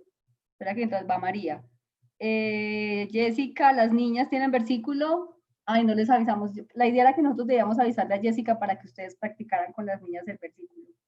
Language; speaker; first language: Spanish; native; Spanish